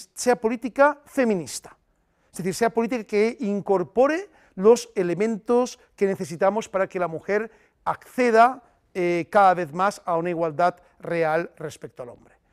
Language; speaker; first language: Spanish; native; Spanish